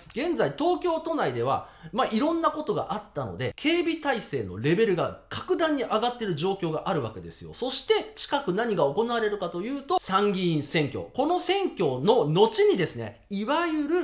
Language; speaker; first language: Japanese; native; Japanese